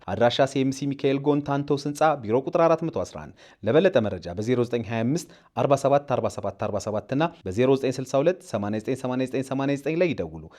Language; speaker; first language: Amharic; native; Amharic